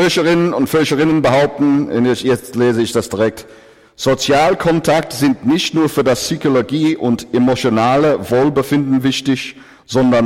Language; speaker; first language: German; non-native, fluent; English